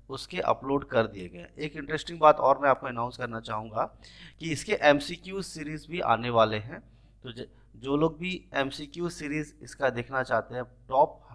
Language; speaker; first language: Hindi; native; Hindi